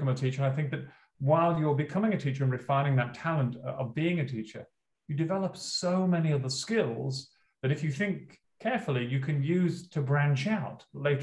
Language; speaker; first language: English; native; English